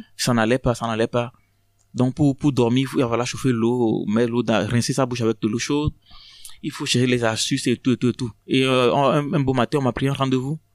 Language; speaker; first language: French; non-native, local second language; Ewe